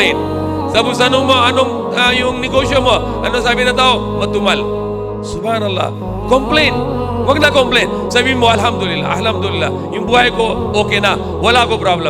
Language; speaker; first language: Filipino; non-native, learner; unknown